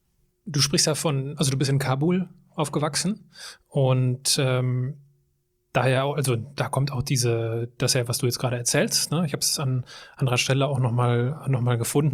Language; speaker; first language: German; native; German